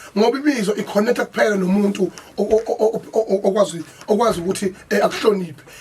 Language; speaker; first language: Zulu; native; Zulu